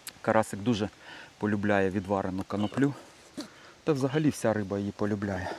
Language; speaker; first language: Ukrainian; native; Ukrainian